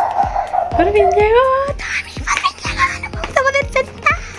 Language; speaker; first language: Spanish; native; Spanish